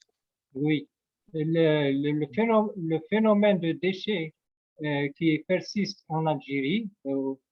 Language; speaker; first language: French; non-native, local second language; Arabic